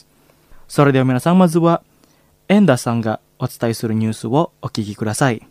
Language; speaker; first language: Japanese; non-native, fluent; Indonesian